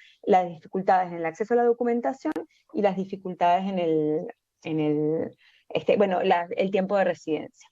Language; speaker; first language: Spanish; native; Spanish